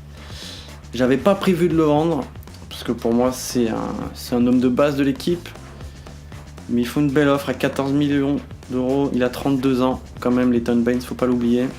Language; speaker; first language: French; native; French